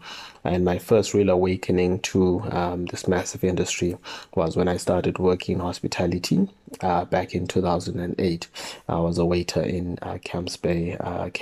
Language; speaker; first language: English; non-native, local second language; North Ndebele